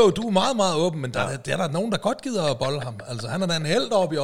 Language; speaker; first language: Danish; native; Danish